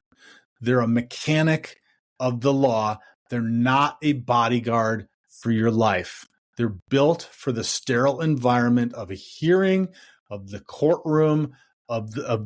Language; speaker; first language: English; native; English